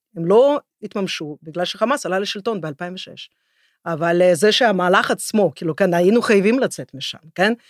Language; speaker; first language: Hebrew; non-native, fluent; Russian